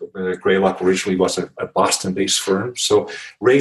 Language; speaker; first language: English; non-native, fluent; Dutch